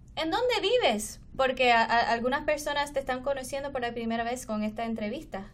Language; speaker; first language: Spanish; non-native, fluent; English